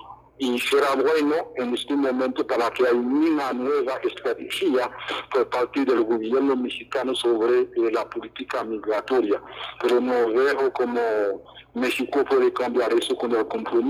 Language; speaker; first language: Spanish; non-native, fluent; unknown